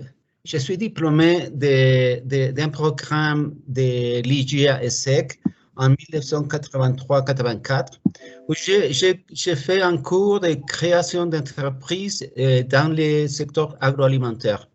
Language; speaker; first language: French; non-native, fluent; Spanish